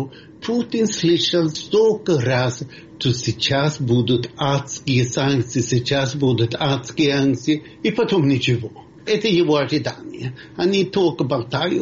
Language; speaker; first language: Russian; non-native, fluent; Swedish